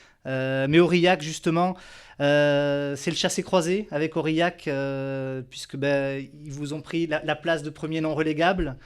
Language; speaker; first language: French; native; French